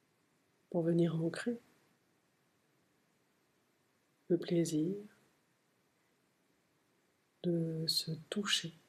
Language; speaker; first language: French; native; French